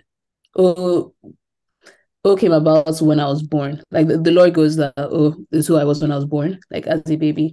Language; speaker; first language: English; non-native, local second language; Yoruba